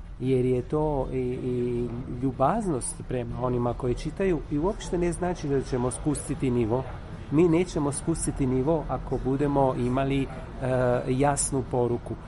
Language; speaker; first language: Serbian; non-native, fluent; Italian